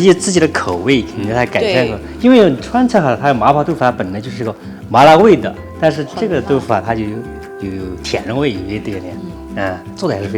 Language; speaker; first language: Chinese; native; Chinese